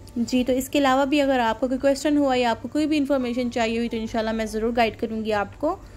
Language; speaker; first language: Urdu; native; Urdu